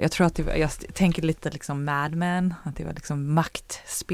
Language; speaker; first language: Swedish; early bilingual, heritage; Swedish